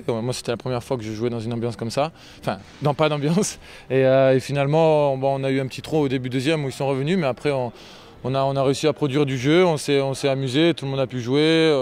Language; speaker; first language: French; native; French